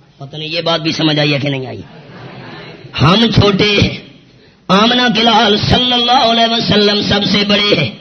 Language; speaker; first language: Urdu; non-native, local second language; Pashto